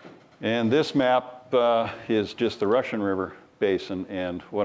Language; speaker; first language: English; native; English